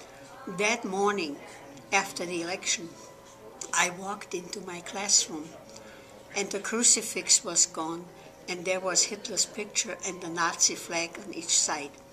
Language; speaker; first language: English; non-native, fluent; German